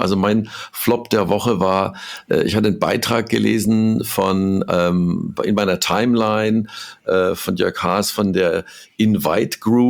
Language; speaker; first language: German; native; German